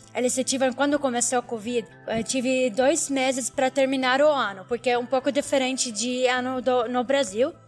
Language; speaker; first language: Portuguese; non-native, learner; Arabic